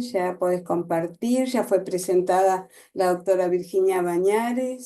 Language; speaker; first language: Spanish; native; Spanish